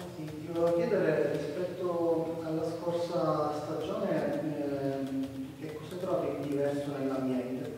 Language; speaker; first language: Italian; native; Italian